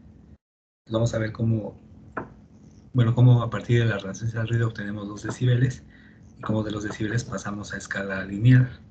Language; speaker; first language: Spanish; native; Spanish